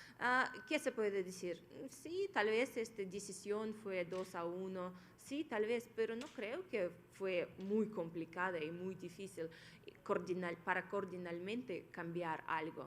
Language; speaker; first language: Spanish; non-native, fluent; Russian